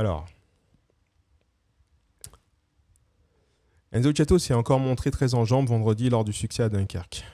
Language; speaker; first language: French; native; French